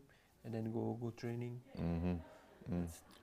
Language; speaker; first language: English; non-native, learner; French